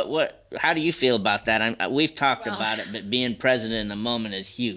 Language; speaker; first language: English; native; English